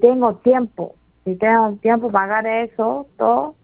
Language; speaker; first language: Spanish; non-native, learner; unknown